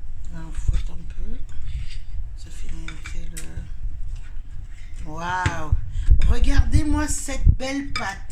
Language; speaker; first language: French; native; French